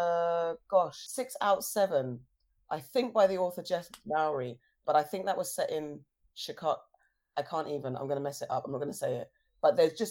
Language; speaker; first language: English; native; English